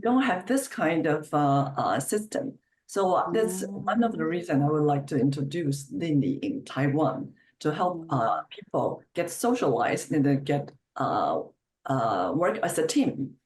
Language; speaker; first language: English; non-native, fluent; Chinese